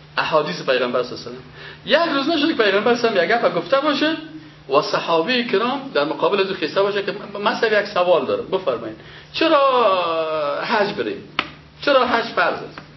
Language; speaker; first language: Persian; native; Persian